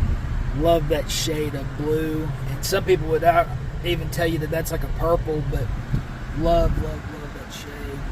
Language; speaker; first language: English; native; English